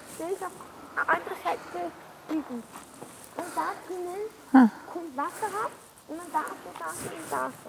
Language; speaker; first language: German; early bilingual, other home language; Turkish